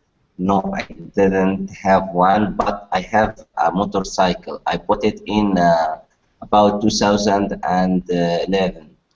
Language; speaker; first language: English; non-native, learner; Arabic